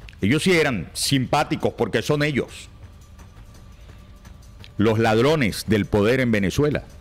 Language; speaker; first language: Spanish; native; Spanish